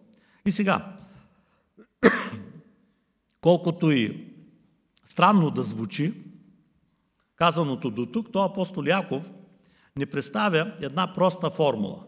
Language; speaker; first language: Bulgarian; native; Bulgarian